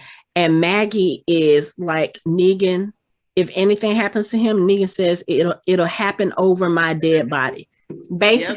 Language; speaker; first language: English; native; English